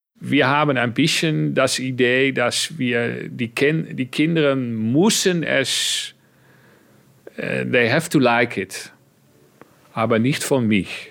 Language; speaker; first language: German; non-native, fluent; Dutch